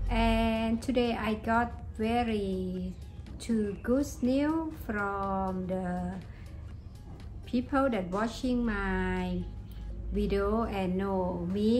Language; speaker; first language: English; non-native, learner; Thai